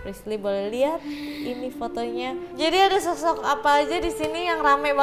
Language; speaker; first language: Indonesian; native; Indonesian